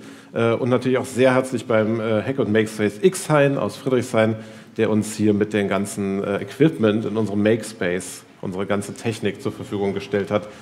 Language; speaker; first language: German; native; German